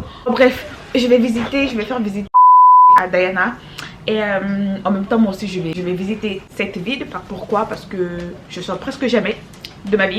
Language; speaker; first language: French; native; French